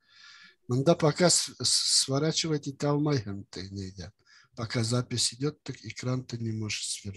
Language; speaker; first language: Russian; non-native, local second language; Bashkir